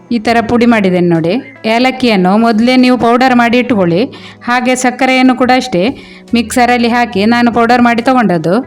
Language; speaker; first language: Kannada; non-native, local second language; Konkani